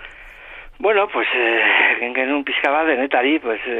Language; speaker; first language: Basque; non-native, local second language; Spanish